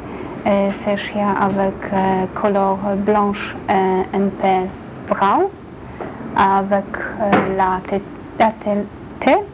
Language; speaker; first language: French; non-native, learner; Polish